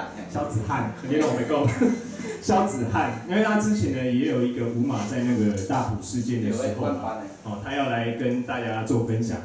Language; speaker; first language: Chinese; native; Chinese